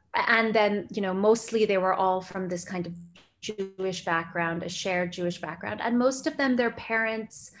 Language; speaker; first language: English; early bilingual, other home language; Gujarati